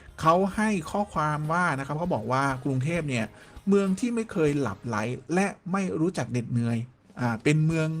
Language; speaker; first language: Thai; native; Thai